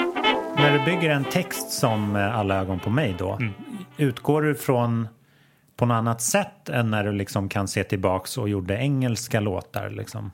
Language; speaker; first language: Swedish; native; Swedish